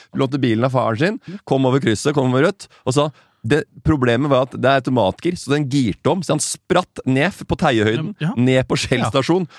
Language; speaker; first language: Norwegian; native; Norwegian